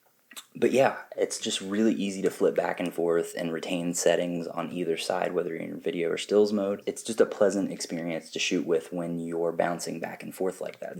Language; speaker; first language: English; native; English